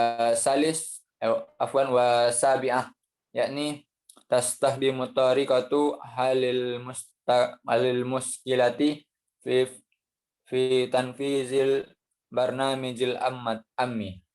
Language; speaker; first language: Arabic; non-native, learner; Indonesian